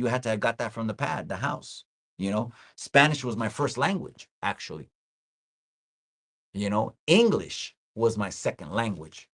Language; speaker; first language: English; early bilingual, other home language; Spanish